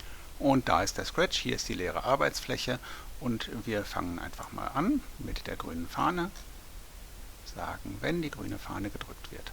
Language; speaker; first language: German; native; German